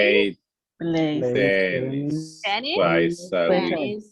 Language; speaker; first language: English; non-native, learner; Spanish